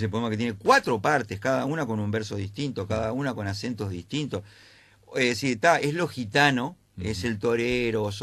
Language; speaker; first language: Spanish; native; Spanish